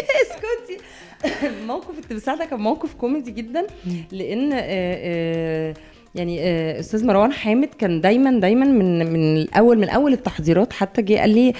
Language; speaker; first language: Arabic; native; Arabic